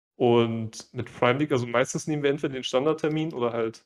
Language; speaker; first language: German; native; German